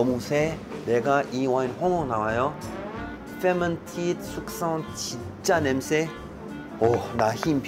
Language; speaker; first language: Korean; non-native, learner; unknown